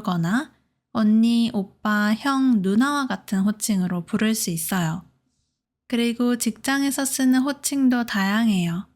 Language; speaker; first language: Korean; native; Korean